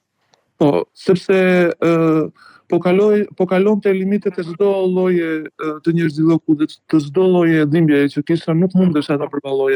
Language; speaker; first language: Albanian; native; Albanian